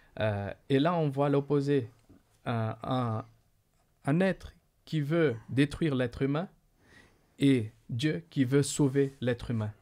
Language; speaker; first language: French; non-native, fluent; Portuguese